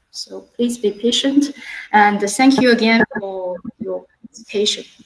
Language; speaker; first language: English; non-native, fluent; Chinese